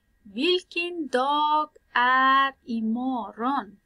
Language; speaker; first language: Swedish; non-native, fluent; Persian